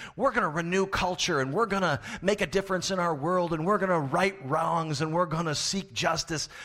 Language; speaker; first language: English; native; English